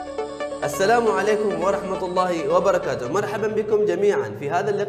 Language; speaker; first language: Arabic; native; Arabic